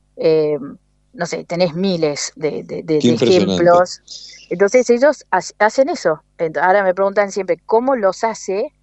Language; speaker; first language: Spanish; native; Spanish